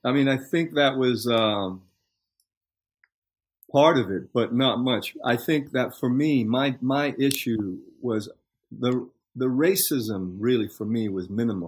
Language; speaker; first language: English; native; English